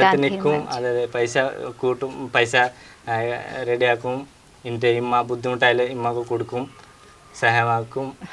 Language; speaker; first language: Malayalam; non-native, local second language; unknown